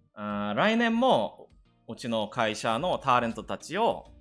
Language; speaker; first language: Japanese; non-native, learner; Korean